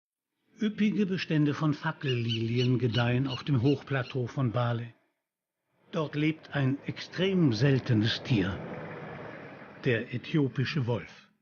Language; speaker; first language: German; native; German